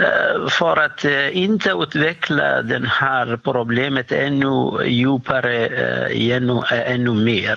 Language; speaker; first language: Swedish; non-native, fluent; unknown